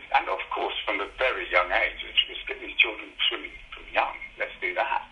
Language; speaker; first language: English; native; English